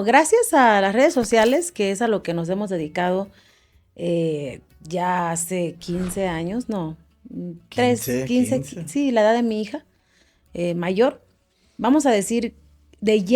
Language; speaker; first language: Spanish; native; Spanish